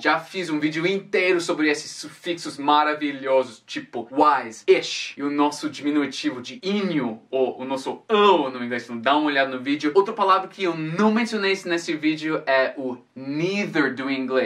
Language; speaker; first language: Portuguese; non-native, fluent; English